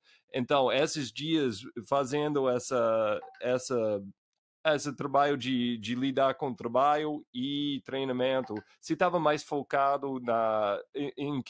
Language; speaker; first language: Portuguese; non-native, fluent; English